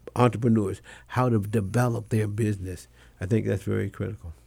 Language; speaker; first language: English; non-native, fluent; Spanish